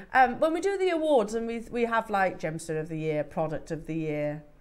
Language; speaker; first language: English; native; English